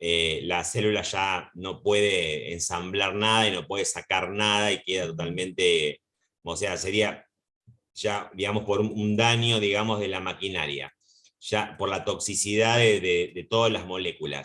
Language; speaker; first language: Spanish; native; Spanish